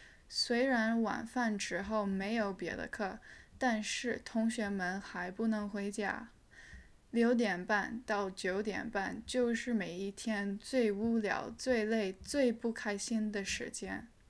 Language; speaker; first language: Chinese; early bilingual, heritage; English